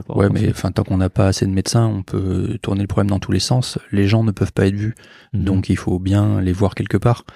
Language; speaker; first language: French; native; French